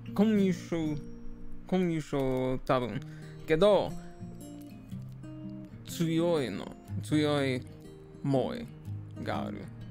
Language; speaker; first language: Japanese; non-native, learner; English